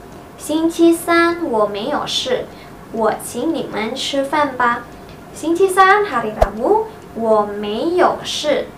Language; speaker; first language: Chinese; non-native, fluent; Indonesian